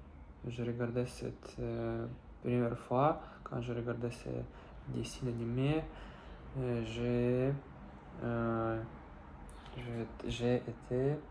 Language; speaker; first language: French; non-native, learner; Russian